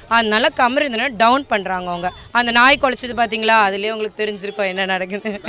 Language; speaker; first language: Tamil; native; Tamil